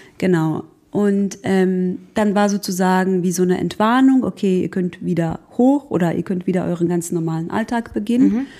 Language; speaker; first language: German; early bilingual, other home language; Croatian